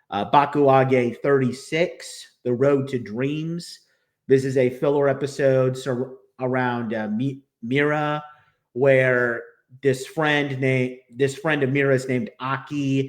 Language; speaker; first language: English; native; English